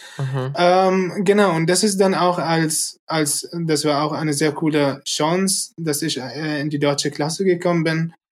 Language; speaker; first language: German; early bilingual, other home language; Arabic